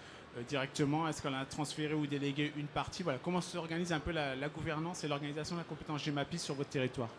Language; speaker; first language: French; native; French